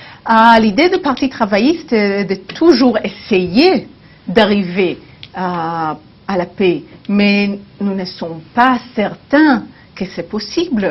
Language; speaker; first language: French; non-native, learner; Hebrew